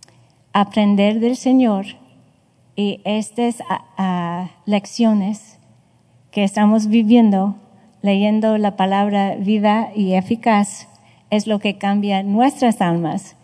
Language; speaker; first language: Spanish; non-native, fluent; English